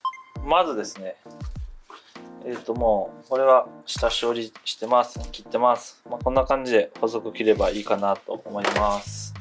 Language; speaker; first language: Japanese; native; Japanese